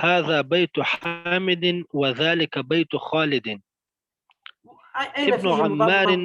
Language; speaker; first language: Arabic; non-native, learner; Pashto